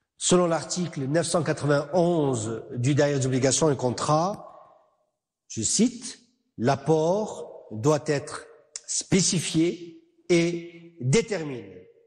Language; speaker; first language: French; non-native, local second language; Arabic